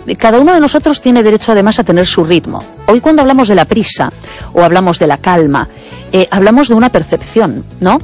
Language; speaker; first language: Spanish; native; Spanish